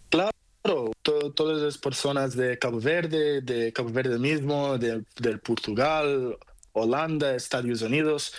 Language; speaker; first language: Spanish; non-native, learner; Portuguese